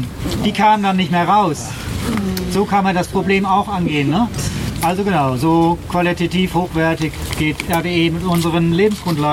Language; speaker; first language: German; native; German